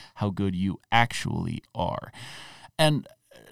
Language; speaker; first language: English; native; English